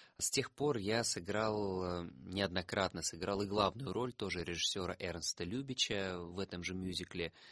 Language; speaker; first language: Russian; native; Russian